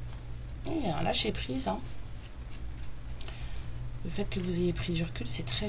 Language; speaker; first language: French; native; French